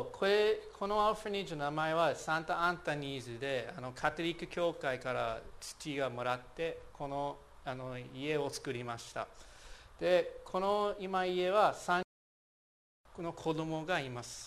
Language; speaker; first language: Japanese; non-native, fluent; English